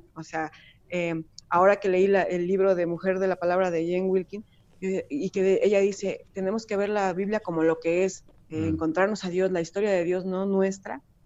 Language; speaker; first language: Spanish; native; Spanish